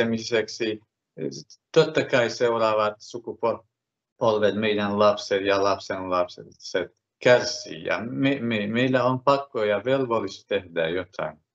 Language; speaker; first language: Finnish; non-native, fluent; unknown